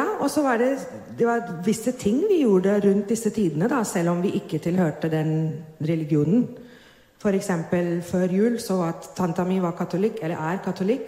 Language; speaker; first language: Norwegian; non-native, fluent; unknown